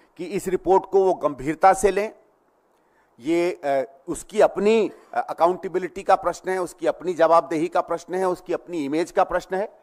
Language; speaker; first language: Hindi; native; Hindi